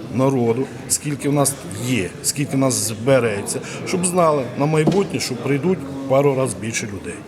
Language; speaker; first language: Ukrainian; native; Ukrainian